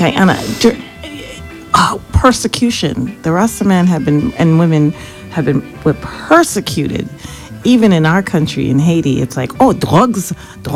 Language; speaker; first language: English; early bilingual, other home language; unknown